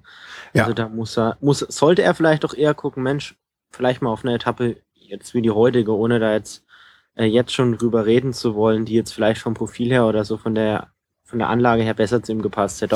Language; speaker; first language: German; native; German